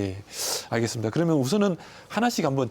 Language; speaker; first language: Korean; native; Korean